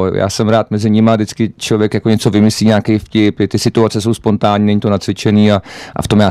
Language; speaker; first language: Czech; native; Czech